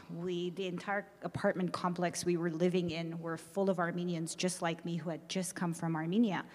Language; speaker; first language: English; early bilingual, other home language; Armenian